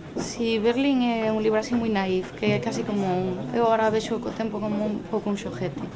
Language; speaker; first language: Galician; native; Galician